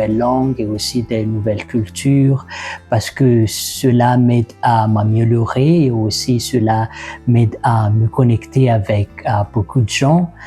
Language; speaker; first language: French; non-native, local second language; Malagasy